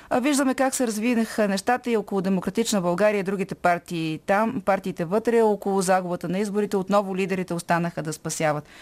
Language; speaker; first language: Bulgarian; native; Bulgarian